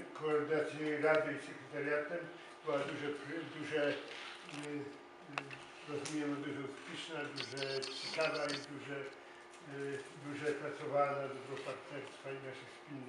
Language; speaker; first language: Polish; non-native, learner; Ukrainian